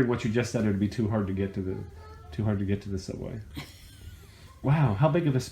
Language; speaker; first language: English; native; English